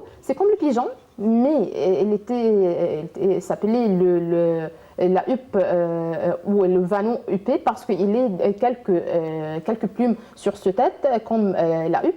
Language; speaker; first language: French; non-native, learner; Arabic